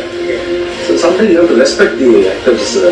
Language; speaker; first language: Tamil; non-native, learner; Telugu